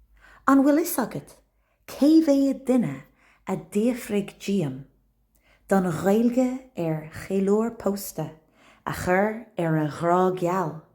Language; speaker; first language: Irish; non-native, local second language; English